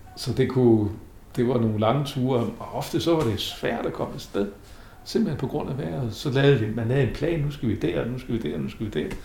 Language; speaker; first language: Danish; native; Danish